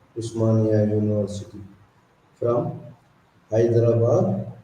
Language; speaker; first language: English; non-native, local second language; Telugu